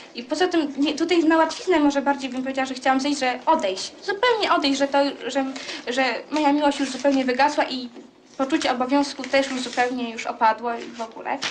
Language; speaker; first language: Polish; native; Polish